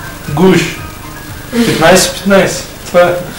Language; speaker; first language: Bulgarian; native; Bulgarian